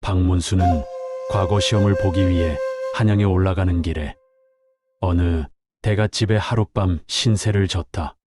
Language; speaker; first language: Korean; native; Korean